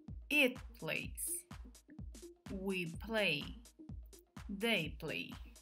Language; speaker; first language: English; non-native, fluent; Spanish